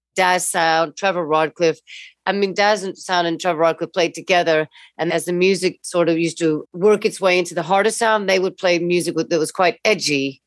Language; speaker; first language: English; native; English